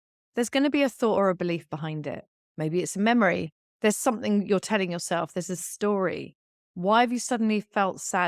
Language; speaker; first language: English; native; English